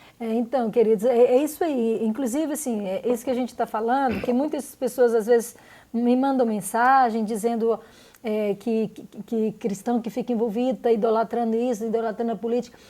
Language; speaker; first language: Portuguese; native; Portuguese